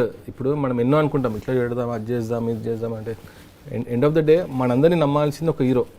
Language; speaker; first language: Telugu; native; Telugu